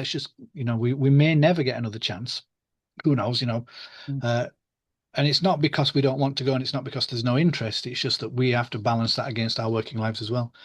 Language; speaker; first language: English; native; English